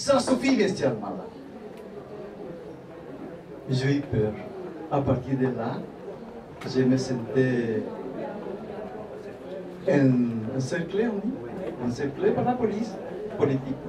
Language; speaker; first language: French; non-native, fluent; Spanish